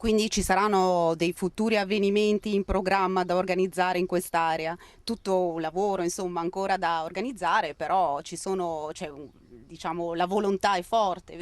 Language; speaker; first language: Italian; native; Italian